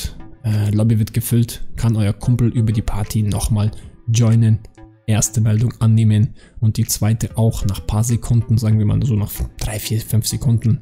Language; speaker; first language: German; native; German